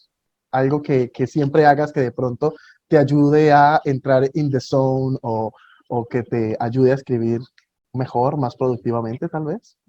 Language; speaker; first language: Spanish; native; Spanish